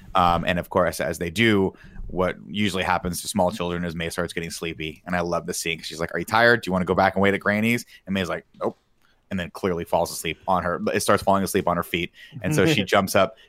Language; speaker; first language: English; native; English